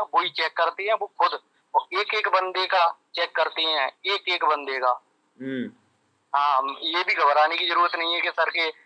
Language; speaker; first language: Hindi; native; Hindi